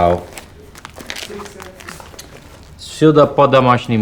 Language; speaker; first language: Russian; non-native, learner; Dutch